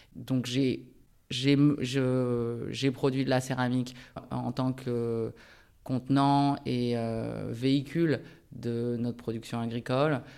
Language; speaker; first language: French; early bilingual, other home language; Japanese